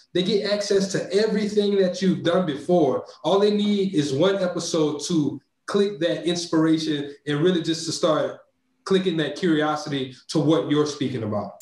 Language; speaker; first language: English; native; English